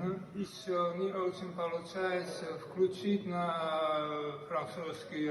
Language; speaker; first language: Russian; non-native, learner; Polish